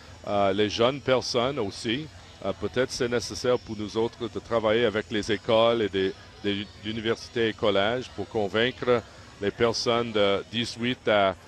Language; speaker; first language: French; non-native, local second language; English